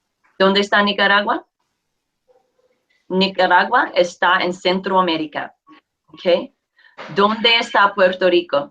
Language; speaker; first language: Spanish; non-native, fluent; English